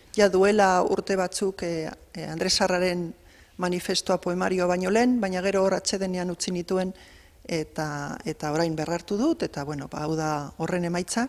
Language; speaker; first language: Basque; non-native, local second language; Spanish